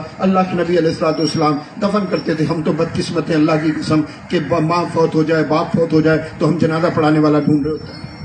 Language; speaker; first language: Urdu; non-native, local second language; Punjabi